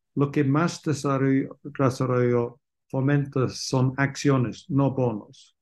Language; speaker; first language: Spanish; non-native, fluent; English